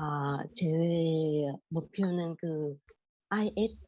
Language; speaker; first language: Korean; non-native, learner; Vietnamese